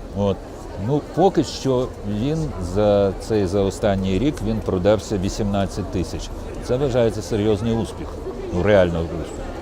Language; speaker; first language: Ukrainian; non-native, local second language; Russian